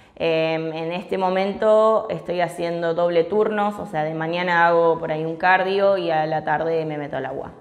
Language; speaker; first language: Spanish; early bilingual, other home language; English